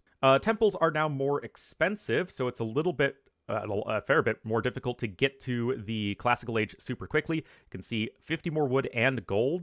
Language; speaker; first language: English; native; English